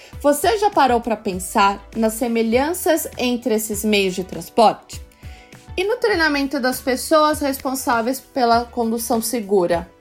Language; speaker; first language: Portuguese; native; Portuguese